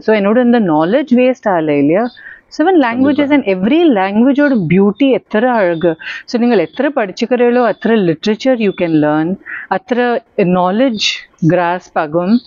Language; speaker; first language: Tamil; early bilingual, heritage; Tamil